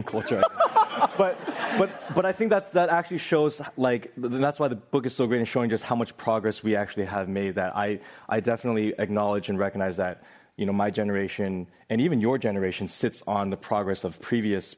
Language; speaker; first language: English; native; English